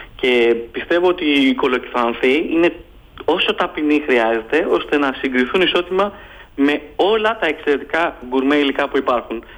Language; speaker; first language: Greek; native; Greek